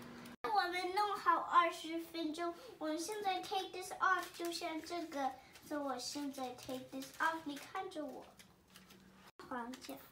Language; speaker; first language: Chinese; early bilingual, heritage; Chinese